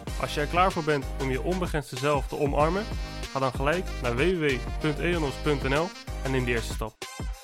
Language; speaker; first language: Dutch; native; Dutch